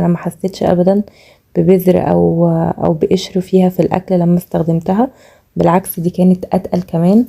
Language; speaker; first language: Arabic; native; Arabic